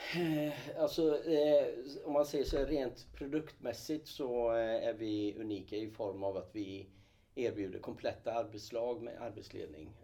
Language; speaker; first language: Swedish; early bilingual, other home language; Kurdish